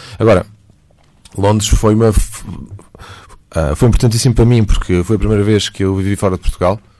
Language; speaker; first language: Portuguese; native; Portuguese